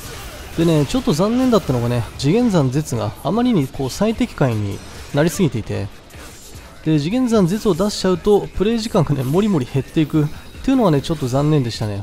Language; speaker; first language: Japanese; native; Japanese